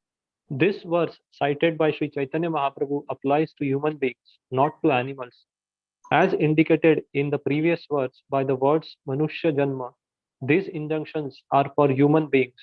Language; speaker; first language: English; non-native, local second language; Hindi